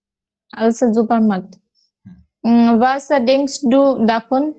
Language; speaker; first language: German; non-native, learner; Bangla